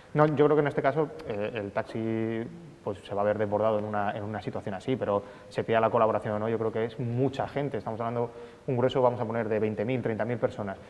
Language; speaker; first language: Spanish; native; Spanish